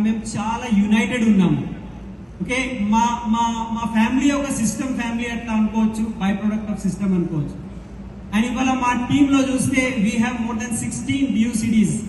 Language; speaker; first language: Telugu; non-native, local second language; Hindi